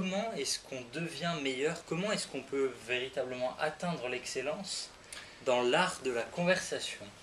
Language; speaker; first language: French; native; French